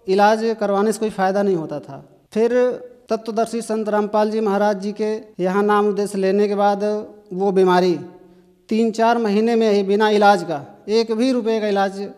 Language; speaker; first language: Hindi; native; Hindi